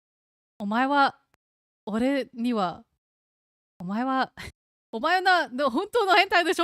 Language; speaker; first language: Japanese; non-native, learner; English